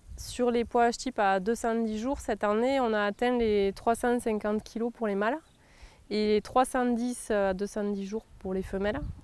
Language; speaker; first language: French; native; French